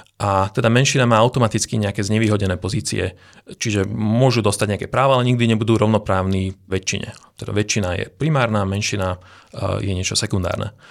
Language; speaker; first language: Slovak; non-native, local second language; Hungarian